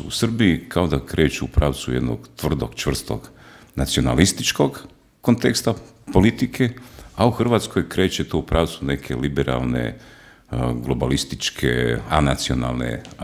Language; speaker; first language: Croatian; native; Croatian